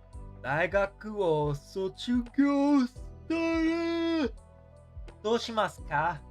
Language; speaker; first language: Japanese; non-native, learner; English